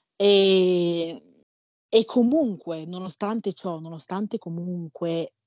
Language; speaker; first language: Italian; early bilingual, other home language; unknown